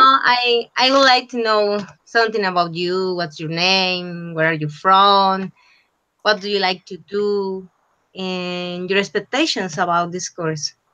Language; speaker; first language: English; non-native, fluent; Spanish